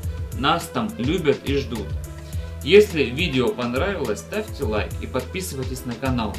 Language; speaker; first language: Russian; native; Russian